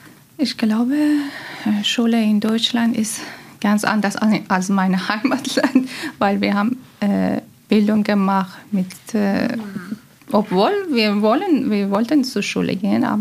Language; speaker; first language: German; non-native, learner; Persian